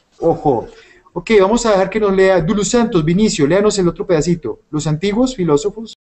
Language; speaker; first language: Spanish; native; Spanish